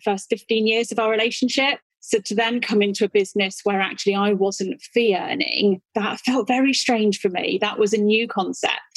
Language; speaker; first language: English; native; English